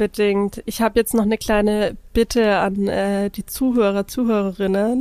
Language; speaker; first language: German; native; German